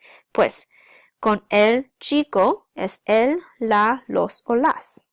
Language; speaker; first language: Spanish; non-native, fluent; English